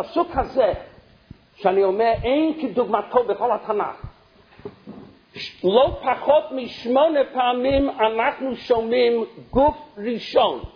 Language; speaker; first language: Hebrew; non-native, fluent; English